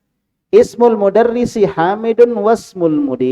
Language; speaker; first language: Arabic; non-native, fluent; Indonesian